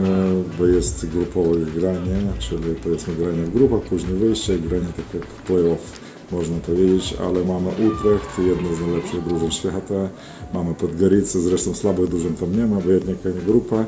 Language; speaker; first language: Polish; non-native, fluent; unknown